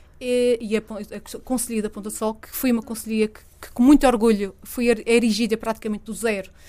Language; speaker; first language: Portuguese; native; Portuguese